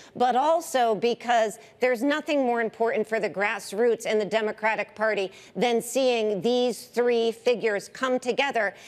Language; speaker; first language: English; native; English